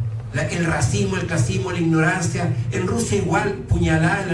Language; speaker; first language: Spanish; native; Spanish